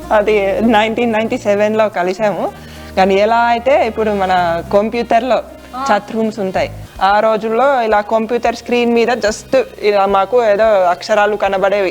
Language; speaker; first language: Telugu; non-native, fluent; Finnish